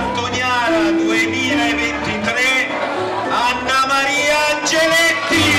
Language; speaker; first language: Italian; native; Italian